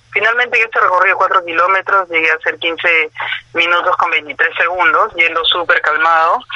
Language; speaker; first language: Spanish; native; Spanish